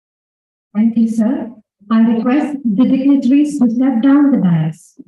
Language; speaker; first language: English; non-native, local second language; Malayalam